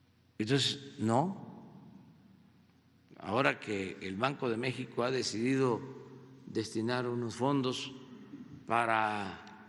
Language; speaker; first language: Spanish; native; Spanish